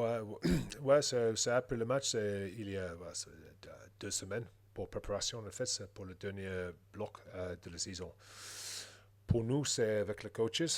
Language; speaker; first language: French; non-native, learner; English